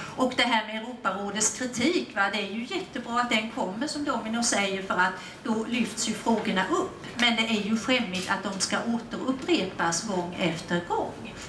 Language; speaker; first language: Swedish; native; Swedish